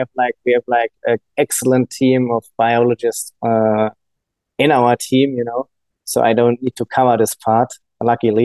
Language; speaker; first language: English; non-native, fluent; German